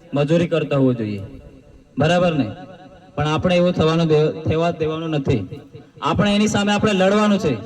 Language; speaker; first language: Gujarati; non-native, local second language; Rathawi